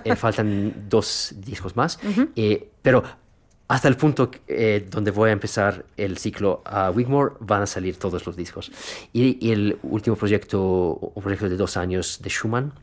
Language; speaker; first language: Spanish; non-native, fluent; Russian